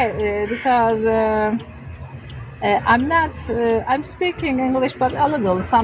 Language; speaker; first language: English; non-native, learner; Turkish